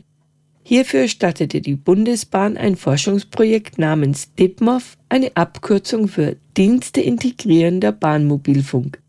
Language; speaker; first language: German; native; German